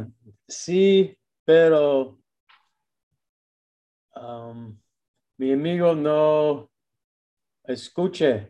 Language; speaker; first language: Spanish; non-native, learner; English